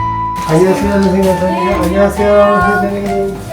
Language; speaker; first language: Korean; non-native, fluent; Italian